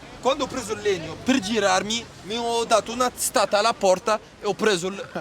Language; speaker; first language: Italian; non-native, learner; Arabic